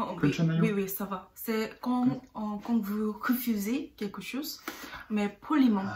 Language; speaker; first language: French; non-native, learner; Korean